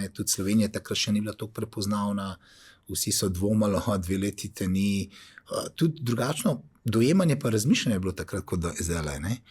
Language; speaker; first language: Slovenian; early bilingual, other home language; Bosnian